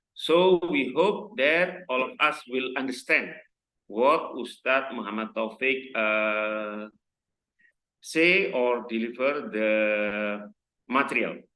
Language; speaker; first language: English; non-native, learner; Indonesian